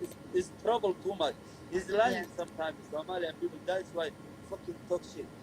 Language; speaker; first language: English; non-native, learner; Somali